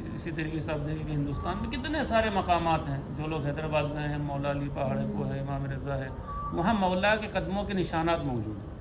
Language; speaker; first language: Urdu; native; Urdu